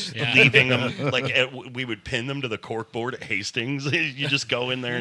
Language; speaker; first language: English; native; English